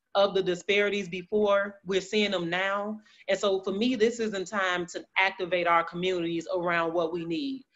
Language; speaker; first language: English; native; English